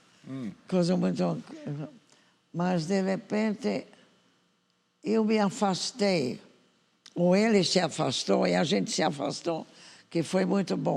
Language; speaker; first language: Portuguese; non-native, fluent; English